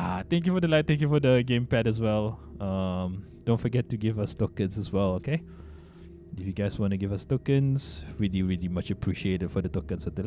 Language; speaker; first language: English; non-native, local second language; Malay